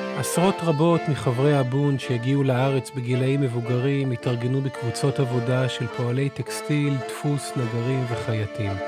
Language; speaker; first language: Hebrew; native; Hebrew